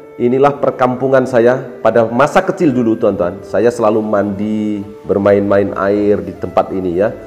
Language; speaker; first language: Indonesian; non-native, local second language; Javanese